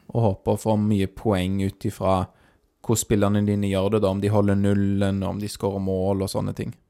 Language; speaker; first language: Norwegian; native; Norwegian